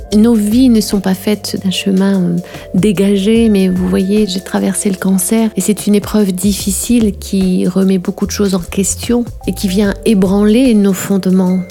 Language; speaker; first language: French; native; French